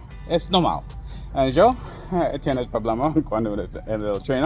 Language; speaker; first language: Spanish; non-native, learner; English